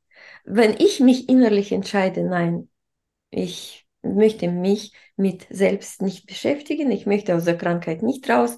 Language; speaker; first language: German; non-native, fluent; Russian